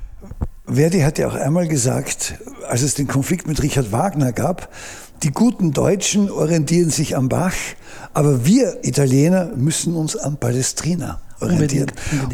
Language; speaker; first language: German; native; German